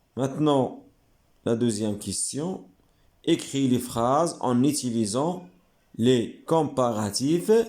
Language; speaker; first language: French; non-native, local second language; Arabic